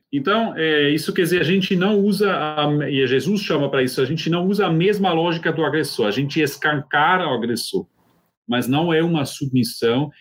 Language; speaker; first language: Portuguese; non-native, fluent; Swiss German